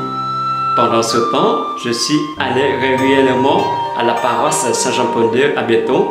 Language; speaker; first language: French; non-native, fluent; Vietnamese